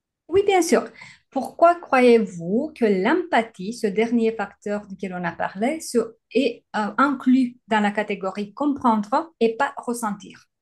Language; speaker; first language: French; native; French